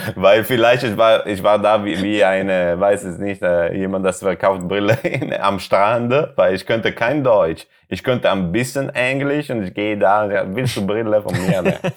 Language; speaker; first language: German; non-native, learner; Italian